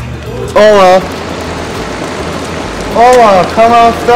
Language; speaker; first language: Spanish; non-native, learner; English